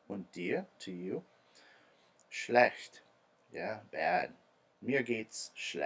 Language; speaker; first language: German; non-native, fluent; English